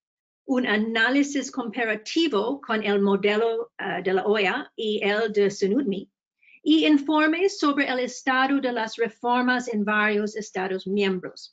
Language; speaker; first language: Spanish; non-native, fluent; English